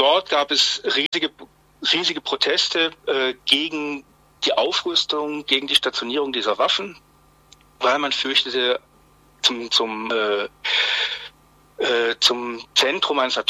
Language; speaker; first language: German; native; German